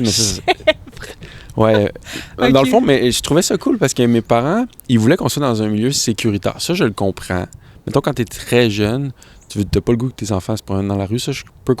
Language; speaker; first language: French; native; French